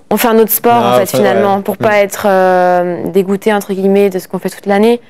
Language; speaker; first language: French; native; French